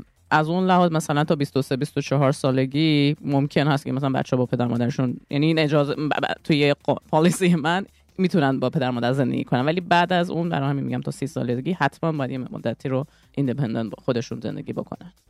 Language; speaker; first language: Persian; early bilingual, heritage; Persian